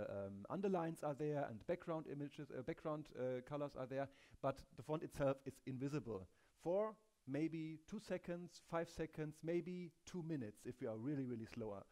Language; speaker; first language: English; non-native, fluent; German